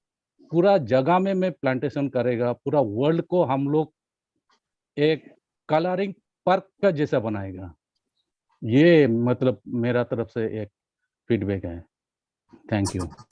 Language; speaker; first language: Hindi; non-native, local second language; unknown